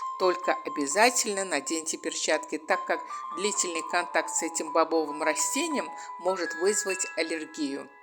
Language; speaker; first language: Russian; non-native, local second language; Azerbaijani